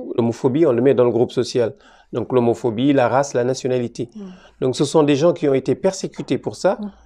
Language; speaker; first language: French; native; French